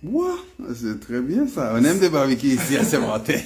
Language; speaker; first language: French; non-native, local second language; English